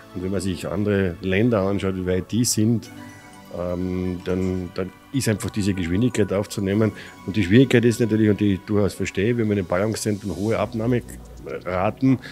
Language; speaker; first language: German; native; German